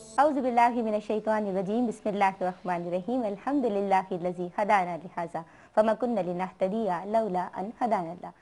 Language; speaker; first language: Urdu; native; Urdu